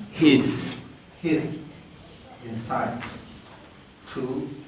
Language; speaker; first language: English; non-native, learner; Shan